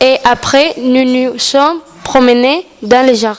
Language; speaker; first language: French; non-native, learner; Spanish